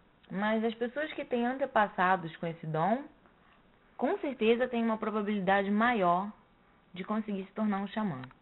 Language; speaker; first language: Portuguese; native; Portuguese